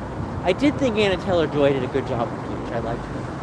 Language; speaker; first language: English; native; English